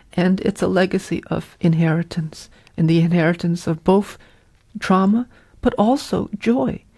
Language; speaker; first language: English; early bilingual, other home language; Vietnamese